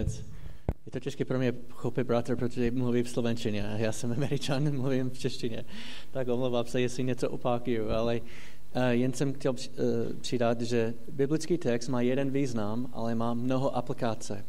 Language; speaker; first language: Czech; non-native, fluent; English